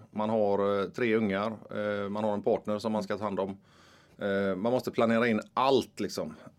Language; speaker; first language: Swedish; native; Swedish